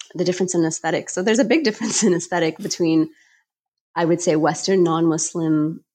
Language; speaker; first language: English; native; English